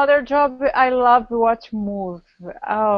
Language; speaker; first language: English; non-native, learner; Portuguese